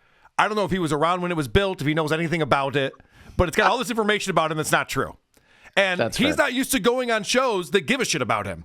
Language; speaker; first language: English; native; English